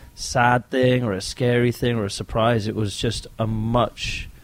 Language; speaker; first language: English; native; English